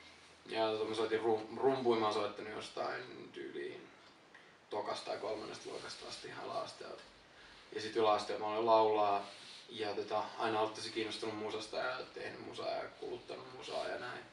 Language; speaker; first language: Finnish; native; Finnish